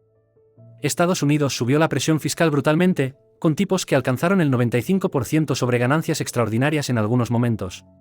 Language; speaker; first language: Spanish; native; Spanish